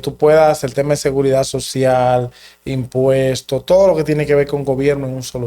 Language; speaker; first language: Spanish; native; Spanish